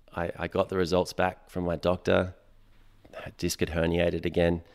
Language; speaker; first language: English; native; English